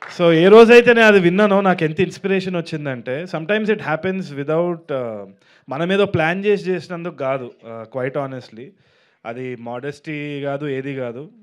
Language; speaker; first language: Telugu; native; Telugu